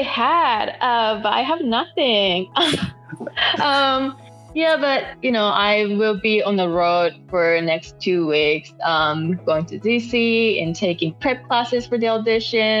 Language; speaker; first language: English; non-native, fluent; Japanese